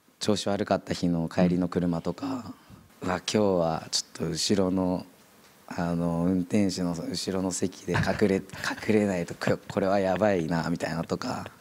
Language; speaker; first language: Japanese; native; Japanese